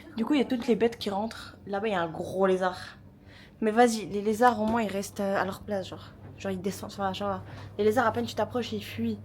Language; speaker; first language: French; early bilingual, other home language; Arabic